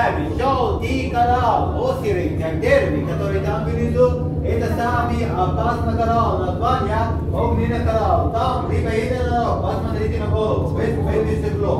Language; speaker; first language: Russian; non-native, learner; Arabic